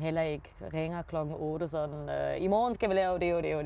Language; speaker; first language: Danish; early bilingual, heritage; German